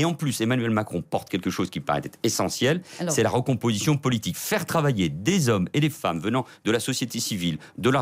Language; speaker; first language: French; early bilingual, other home language; Catalan